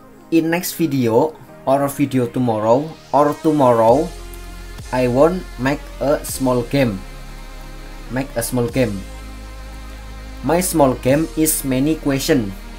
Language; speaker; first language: English; non-native, learner; Indonesian